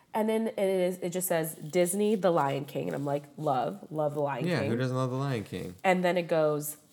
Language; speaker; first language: English; native; English